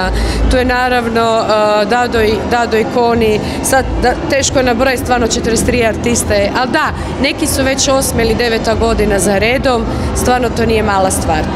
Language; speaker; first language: Croatian; native; Croatian